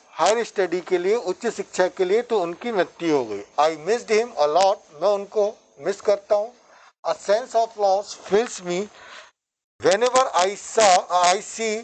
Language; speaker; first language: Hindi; native; Hindi